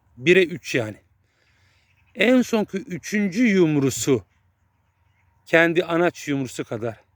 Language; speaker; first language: Turkish; native; Turkish